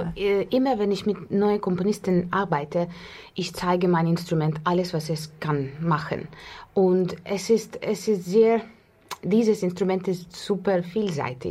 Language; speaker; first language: German; non-native, fluent; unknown